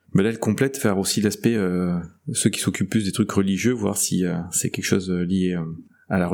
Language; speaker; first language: French; native; French